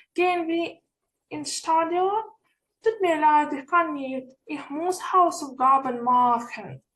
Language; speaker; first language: German; non-native, fluent; Ukrainian